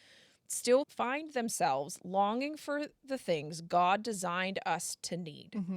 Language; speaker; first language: English; native; English